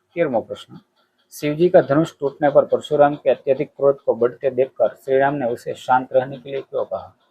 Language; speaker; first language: Hindi; non-native, local second language; Gujarati